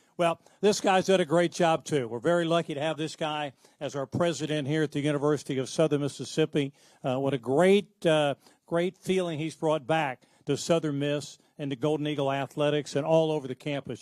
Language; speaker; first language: English; native; English